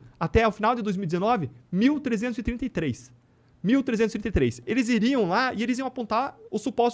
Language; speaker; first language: Portuguese; native; Portuguese